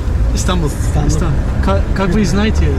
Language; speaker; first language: Russian; non-native, learner; Turkish